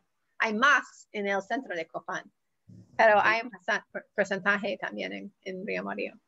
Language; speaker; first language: Spanish; non-native, learner; English